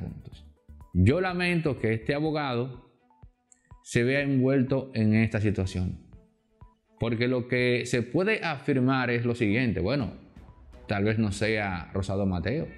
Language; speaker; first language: Spanish; native; Spanish